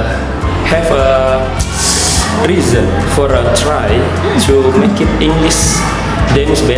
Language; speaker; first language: English; non-native, learner; Indonesian